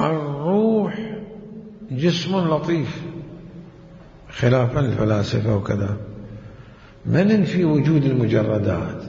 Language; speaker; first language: Arabic; native; Arabic